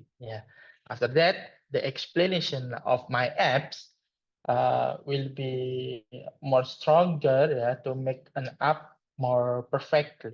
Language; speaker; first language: English; non-native, learner; Indonesian